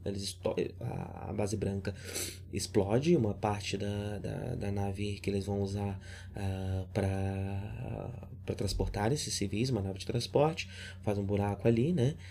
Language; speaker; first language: Portuguese; native; Portuguese